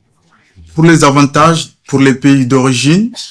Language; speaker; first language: French; non-native, fluent; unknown